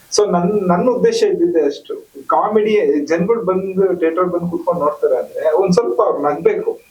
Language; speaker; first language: Kannada; native; Kannada